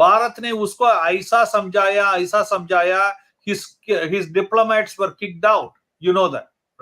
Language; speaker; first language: English; non-native, local second language; Hindi